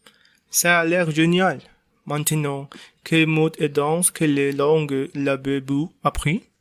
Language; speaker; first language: French; non-native, learner; Spanish